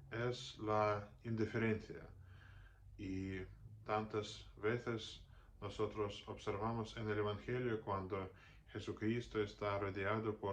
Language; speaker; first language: Spanish; non-native, fluent; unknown